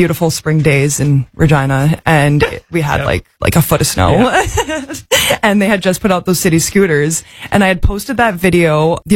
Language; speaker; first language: English; native; English